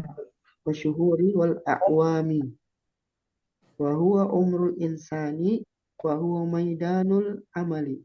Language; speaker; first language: Arabic; non-native, learner; Indonesian